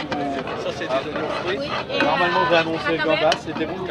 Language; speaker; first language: French; native; French